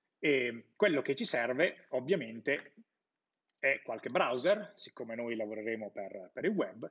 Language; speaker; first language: Italian; native; Italian